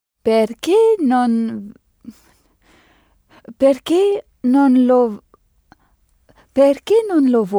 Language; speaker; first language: Italian; non-native, learner; French